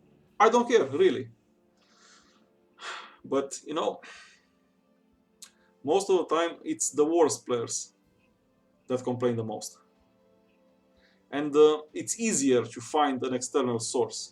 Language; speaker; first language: English; non-native, fluent; Romanian